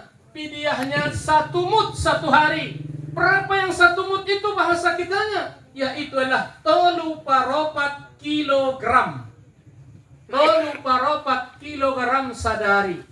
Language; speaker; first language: Indonesian; non-native, local second language; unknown